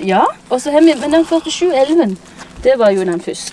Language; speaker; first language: Norwegian; native; Norwegian